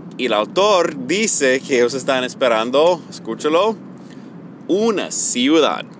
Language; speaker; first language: Spanish; early bilingual, heritage; Spanish